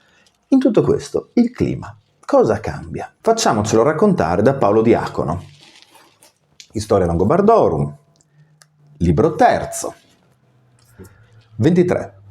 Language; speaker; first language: Italian; native; Italian